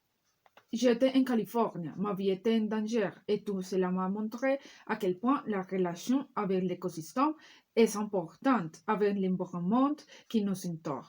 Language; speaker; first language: French; non-native, learner; Spanish